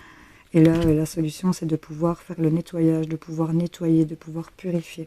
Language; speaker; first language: French; native; French